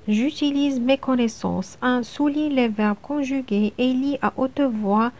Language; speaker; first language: French; non-native, local second language; Arabic